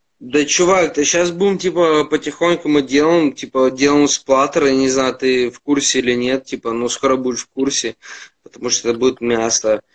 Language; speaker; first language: Russian; native; Russian